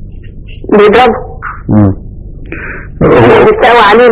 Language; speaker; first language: Arabic; native; Arabic